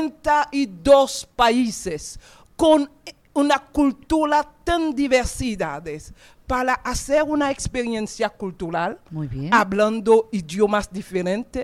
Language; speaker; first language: Spanish; non-native, fluent; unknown